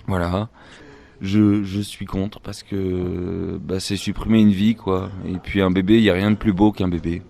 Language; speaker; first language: French; native; French